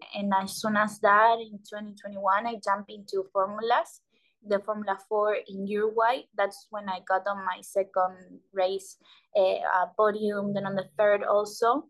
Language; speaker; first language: English; non-native, learner; Spanish